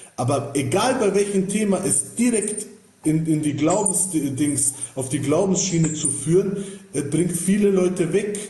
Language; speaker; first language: German; early bilingual, other home language; Bosnian